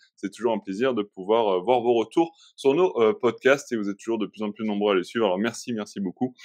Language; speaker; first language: French; native; French